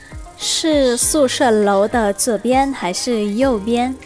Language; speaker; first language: Chinese; non-native, learner; Vietnamese